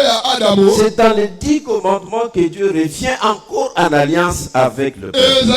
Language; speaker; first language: French; non-native, local second language; Luba-Lulua